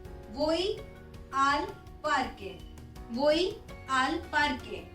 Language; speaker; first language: Spanish; non-native, fluent; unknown